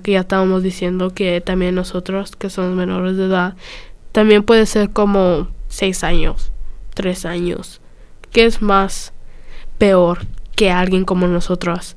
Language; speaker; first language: Spanish; early bilingual, other home language; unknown